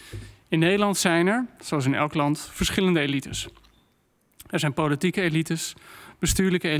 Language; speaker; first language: Dutch; native; Dutch